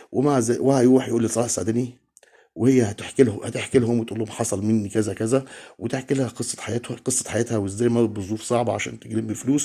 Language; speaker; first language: Arabic; native; Arabic